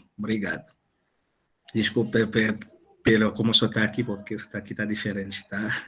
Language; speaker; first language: Portuguese; non-native, fluent; Haitian Creole